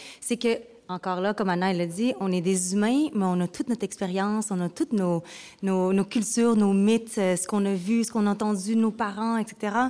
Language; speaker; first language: French; early bilingual, other home language; Vietnamese